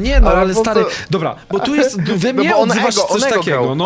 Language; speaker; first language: Polish; native; Polish